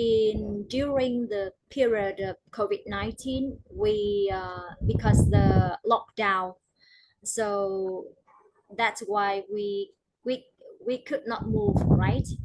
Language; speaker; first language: English; non-native, learner; Vietnamese